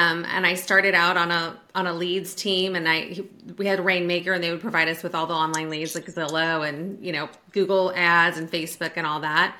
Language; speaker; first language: English; native; English